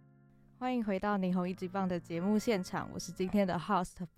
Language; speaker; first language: Chinese; native; Chinese